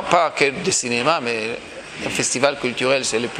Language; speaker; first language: French; non-native, fluent; Hebrew